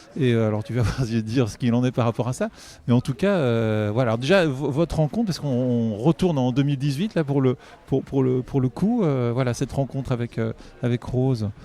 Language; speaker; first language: French; native; French